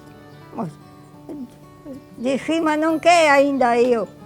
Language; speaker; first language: Portuguese; non-native, local second language; German